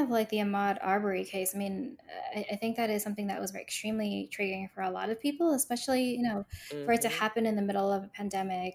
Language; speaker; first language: English; native; English